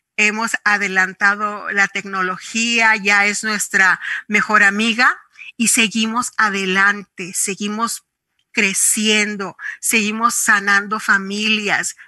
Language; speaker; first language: Spanish; native; Spanish